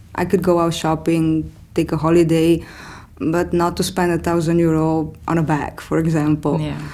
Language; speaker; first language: English; non-native, fluent; Romanian